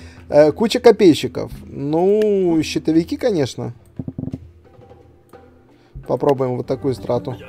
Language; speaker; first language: Russian; native; Russian